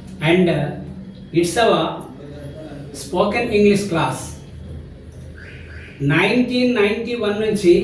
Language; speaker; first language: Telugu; native; Telugu